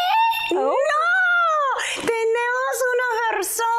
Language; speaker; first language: Spanish; non-native, learner; English